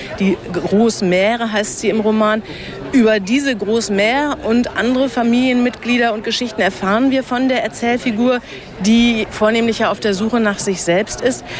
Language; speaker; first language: German; native; German